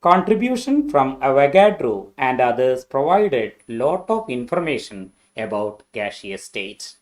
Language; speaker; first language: English; non-native, local second language; Malayalam